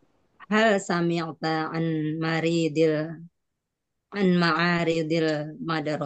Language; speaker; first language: Arabic; non-native, learner; Indonesian